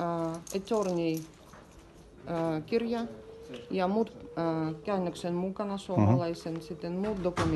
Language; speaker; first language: Finnish; non-native, learner; Russian